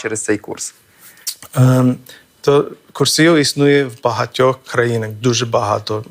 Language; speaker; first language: Ukrainian; non-native, fluent; English